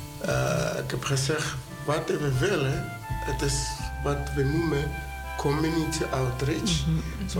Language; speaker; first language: Dutch; non-native, fluent; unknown